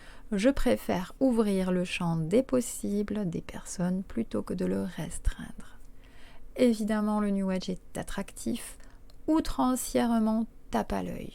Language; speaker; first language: French; native; French